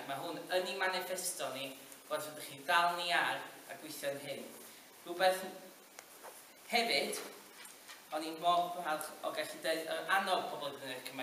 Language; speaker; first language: Welsh; native; Welsh